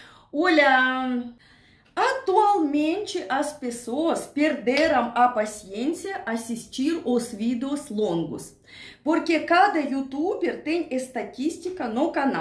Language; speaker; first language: Portuguese; non-native, learner; Russian